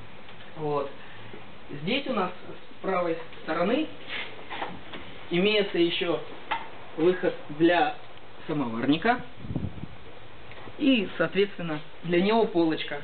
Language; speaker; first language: Russian; native; Russian